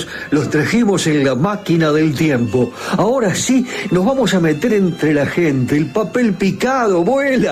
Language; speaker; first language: Spanish; native; Spanish